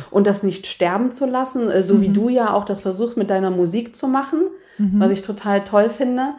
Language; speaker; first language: German; native; German